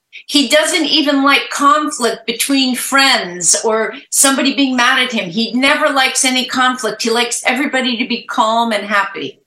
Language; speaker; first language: English; native; English